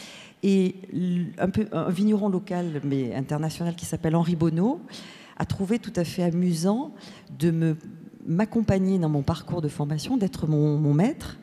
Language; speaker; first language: French; native; French